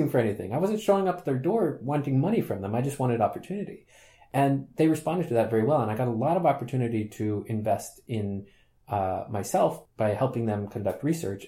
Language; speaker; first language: English; native; English